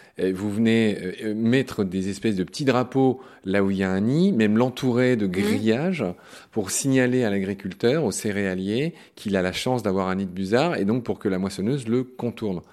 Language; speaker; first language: French; native; French